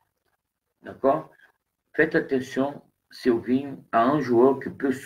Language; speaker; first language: French; non-native, learner; Portuguese